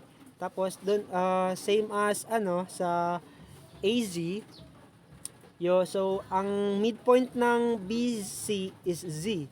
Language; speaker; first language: Filipino; native; Filipino